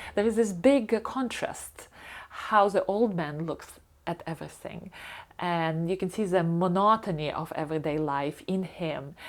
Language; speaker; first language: English; non-native, fluent; Ukrainian